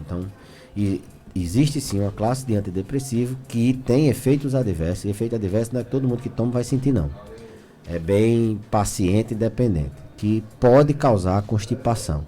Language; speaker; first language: Portuguese; native; Portuguese